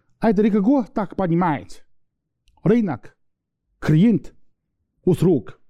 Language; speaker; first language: Russian; non-native, learner; Chinese